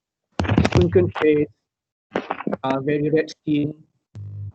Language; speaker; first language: English; non-native, local second language; Malay